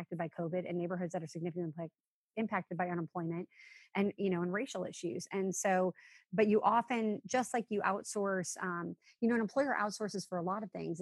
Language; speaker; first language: English; native; English